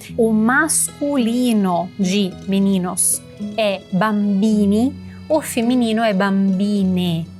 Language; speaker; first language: Portuguese; non-native, fluent; Italian